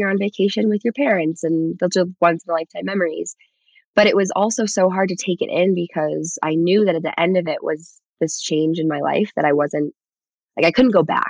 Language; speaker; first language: English; native; English